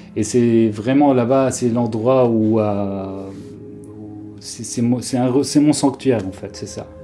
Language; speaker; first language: French; non-native, local second language; Arabic